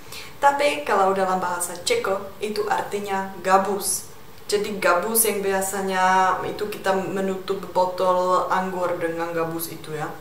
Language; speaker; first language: Indonesian; non-native, fluent; Czech